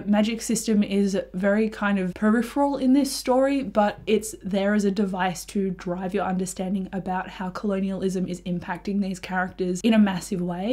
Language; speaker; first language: English; native; English